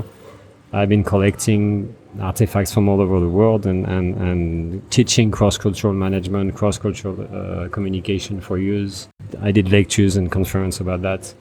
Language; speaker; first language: English; non-native, fluent; French